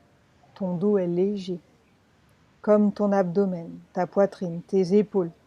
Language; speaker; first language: French; native; French